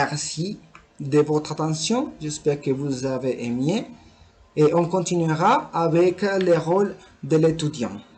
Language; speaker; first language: French; non-native, learner; Spanish